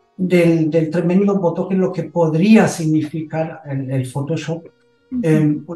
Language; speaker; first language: Spanish; non-native, fluent; German